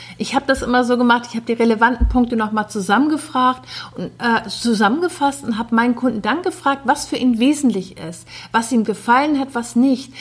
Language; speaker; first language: German; native; German